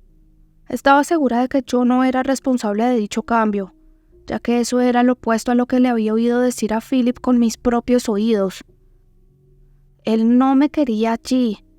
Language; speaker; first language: Spanish; native; Spanish